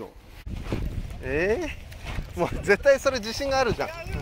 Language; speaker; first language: Japanese; native; Japanese